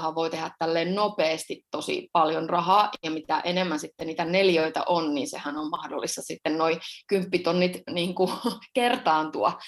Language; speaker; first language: Finnish; native; Finnish